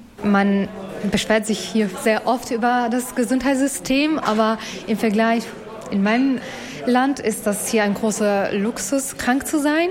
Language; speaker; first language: German; non-native, fluent; Albanian